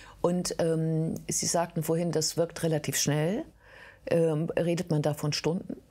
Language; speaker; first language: German; native; German